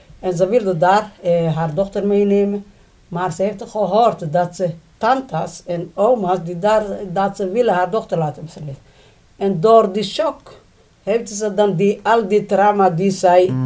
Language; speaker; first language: Dutch; non-native, learner; Somali